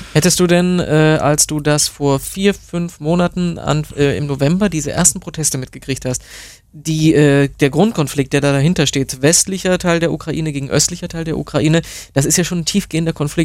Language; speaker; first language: German; native; German